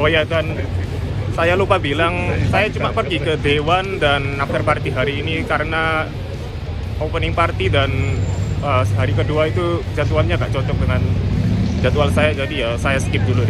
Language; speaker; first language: Indonesian; non-native, fluent; Japanese